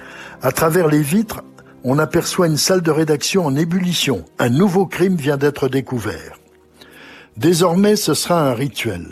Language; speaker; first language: French; native; French